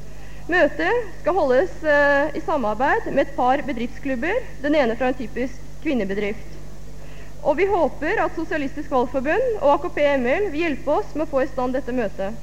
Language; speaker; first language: Norwegian; native; Norwegian